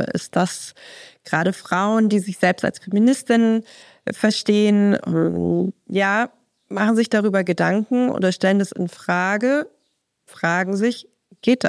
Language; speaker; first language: German; native; German